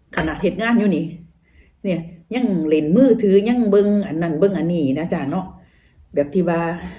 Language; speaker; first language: Thai; native; Thai